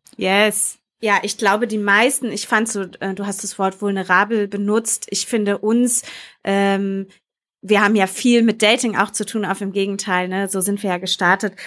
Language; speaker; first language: German; native; German